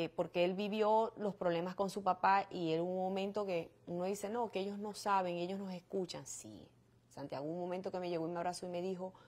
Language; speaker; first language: Spanish; native; Spanish